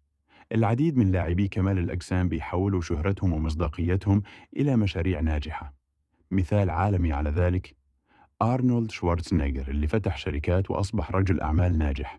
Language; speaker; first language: Arabic; native; Arabic